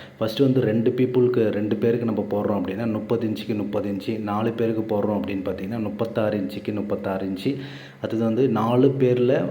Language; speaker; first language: Tamil; native; Tamil